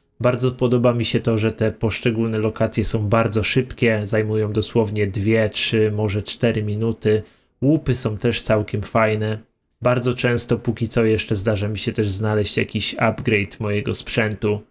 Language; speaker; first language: Polish; native; Polish